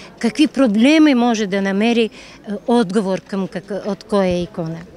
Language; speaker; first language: Bulgarian; non-native, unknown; Ukrainian